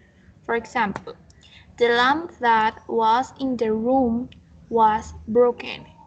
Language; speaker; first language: English; non-native, learner; Spanish